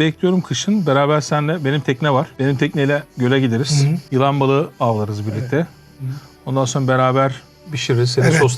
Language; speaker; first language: Turkish; native; Turkish